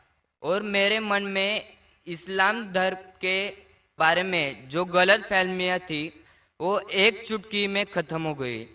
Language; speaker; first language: Hindi; non-native, local second language; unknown